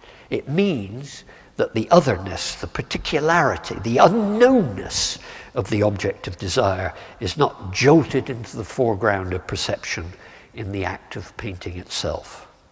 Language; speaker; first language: English; native; English